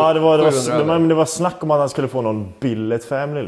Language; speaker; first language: Swedish; native; Swedish